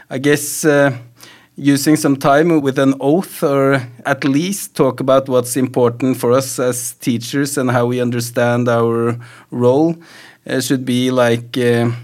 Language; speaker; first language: English; non-native, fluent; Norwegian